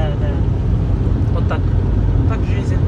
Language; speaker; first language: Russian; non-native, learner; Uzbek